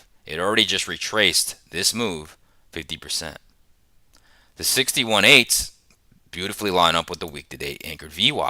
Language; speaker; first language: English; native; English